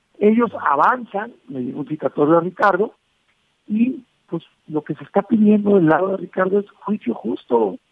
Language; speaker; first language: Spanish; native; Spanish